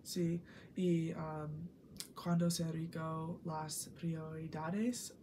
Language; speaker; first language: Spanish; non-native, learner; English